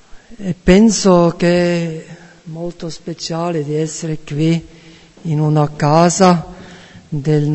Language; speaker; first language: Italian; non-native, fluent; German